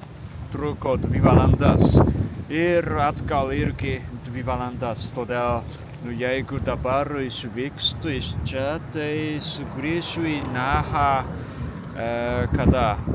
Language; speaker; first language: Lithuanian; non-native, fluent; Japanese